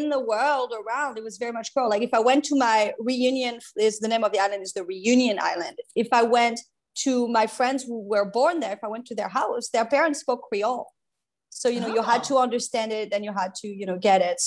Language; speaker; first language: English; non-native, fluent; French